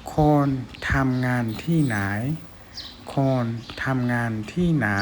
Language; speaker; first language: Thai; non-native, fluent; Burmese